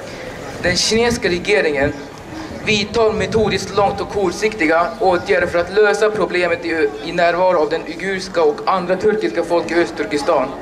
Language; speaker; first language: Swedish; non-native, learner; Uyghur